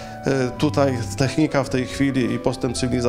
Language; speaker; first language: Polish; native; Polish